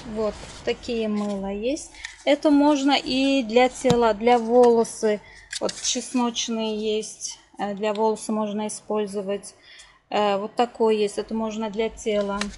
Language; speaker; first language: Russian; non-native, learner; Turkish